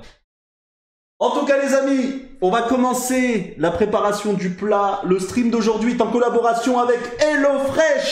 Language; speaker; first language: French; native; French